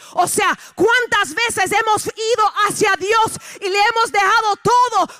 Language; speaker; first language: Spanish; early bilingual, heritage; Spanish